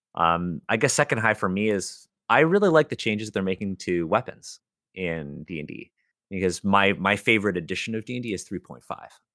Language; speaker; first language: English; native; English